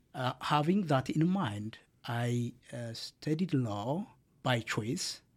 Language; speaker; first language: English; non-native, fluent; Amharic